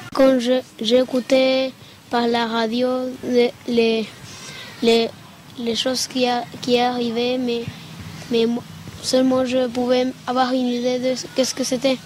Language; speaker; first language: French; non-native, learner; Spanish